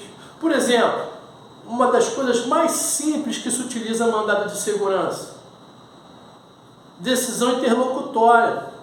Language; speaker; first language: Portuguese; native; Portuguese